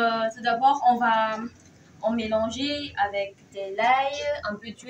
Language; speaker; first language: French; non-native, local second language; Malagasy